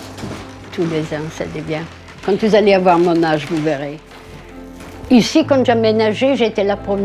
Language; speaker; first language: French; non-native, fluent; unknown